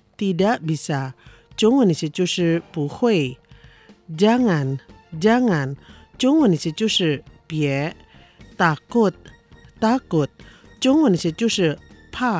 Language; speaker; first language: Chinese; non-native, fluent; Indonesian